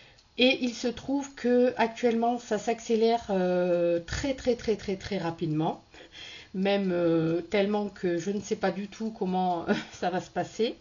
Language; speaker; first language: French; native; French